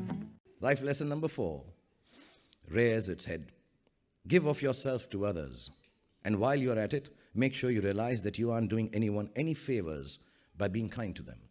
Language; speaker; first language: English; non-native, local second language; Hindi